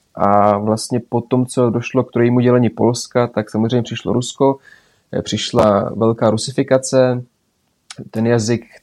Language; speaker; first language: Czech; early bilingual, other home language; Belarusian